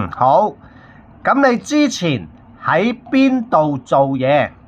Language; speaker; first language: Cantonese; native; Cantonese